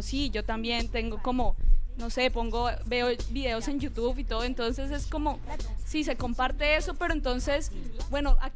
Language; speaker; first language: Spanish; native; Spanish